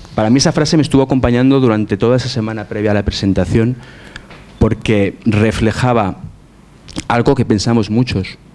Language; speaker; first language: Spanish; native; Spanish